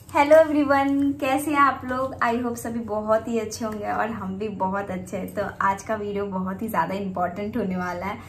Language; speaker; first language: Hindi; non-native, local second language; Bangla